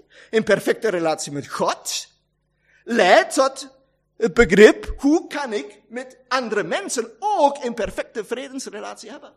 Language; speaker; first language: Dutch; non-native, learner; German